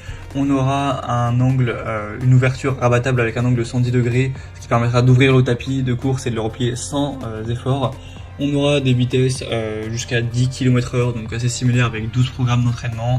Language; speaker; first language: French; native; French